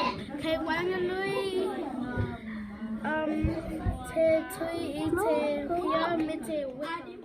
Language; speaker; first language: Māori; non-native, learner; English